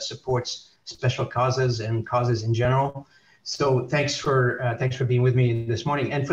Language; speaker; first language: English; non-native, fluent; Arabic